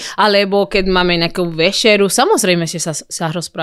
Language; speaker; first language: Slovak; non-native, learner; Spanish